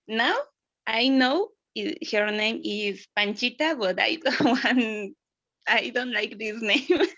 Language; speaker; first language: English; non-native, learner; Spanish